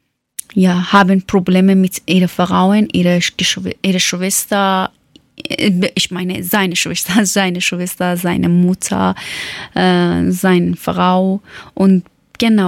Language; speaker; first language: German; non-native, learner; Persian